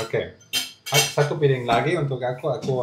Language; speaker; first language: Indonesian; non-native, learner; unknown